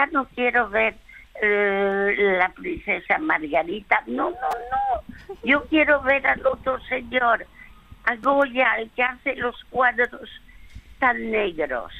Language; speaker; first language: Spanish; early bilingual, other home language; French